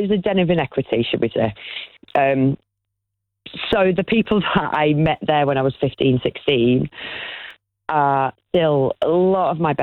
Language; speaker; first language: English; native; English